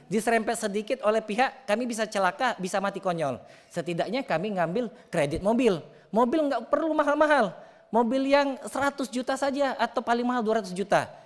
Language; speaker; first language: Indonesian; native; Indonesian